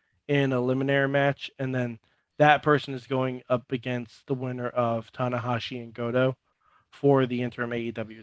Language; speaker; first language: English; native; English